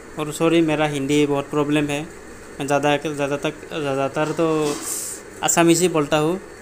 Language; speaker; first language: Hindi; non-native, local second language; Marathi